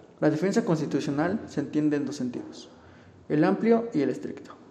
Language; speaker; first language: Spanish; native; Spanish